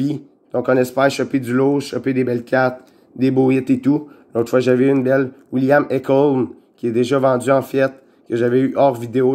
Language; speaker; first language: French; native; French